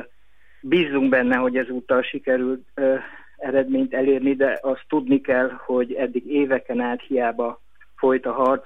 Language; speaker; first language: Hungarian; native; Hungarian